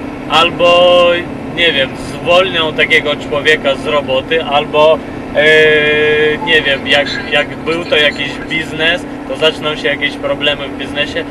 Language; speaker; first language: Polish; non-native, fluent; Ukrainian